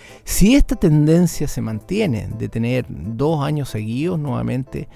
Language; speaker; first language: Spanish; native; Spanish